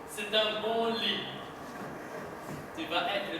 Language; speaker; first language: French; non-native, local second language; Arabic